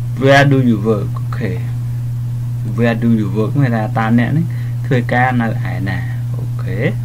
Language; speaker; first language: English; non-native, learner; Khmer